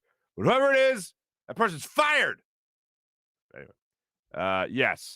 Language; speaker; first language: English; native; English